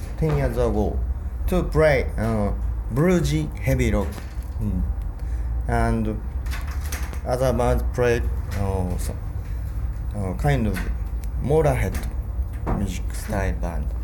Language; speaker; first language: English; non-native, learner; Japanese